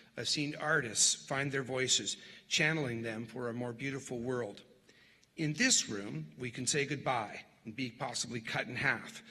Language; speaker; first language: English; native; English